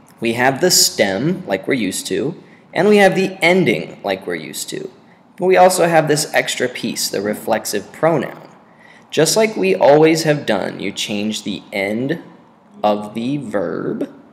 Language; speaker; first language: English; native; English